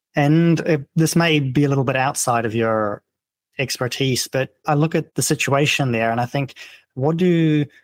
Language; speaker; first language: English; non-native, fluent; Dutch